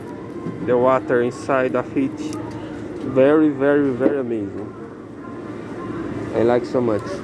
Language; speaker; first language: English; non-native, learner; Portuguese